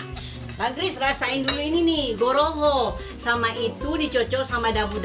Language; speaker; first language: Indonesian; native; Indonesian